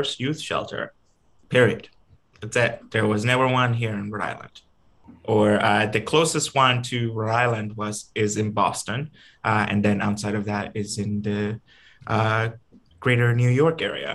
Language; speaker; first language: English; non-native, fluent; Spanish